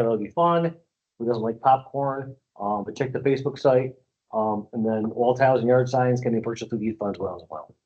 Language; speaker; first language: English; native; English